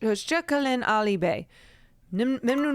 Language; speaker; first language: Turkish; non-native, learner; English